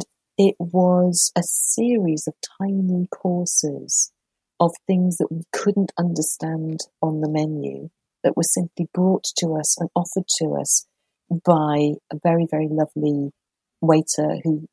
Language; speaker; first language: English; native; English